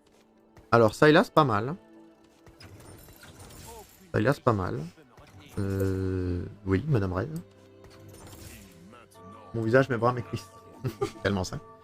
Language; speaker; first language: French; native; French